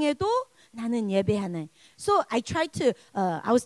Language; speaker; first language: English; native; English